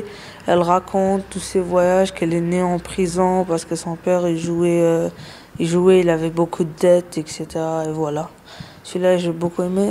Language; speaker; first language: French; early bilingual, other home language; Arabic